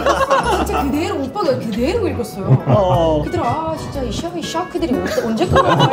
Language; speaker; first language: Korean; non-native, fluent; Arabic